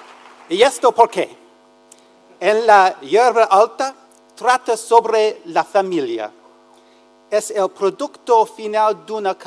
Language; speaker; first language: Spanish; non-native, learner; English